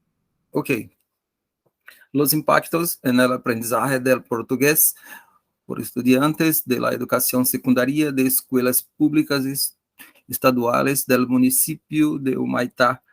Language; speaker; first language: Spanish; non-native, learner; Portuguese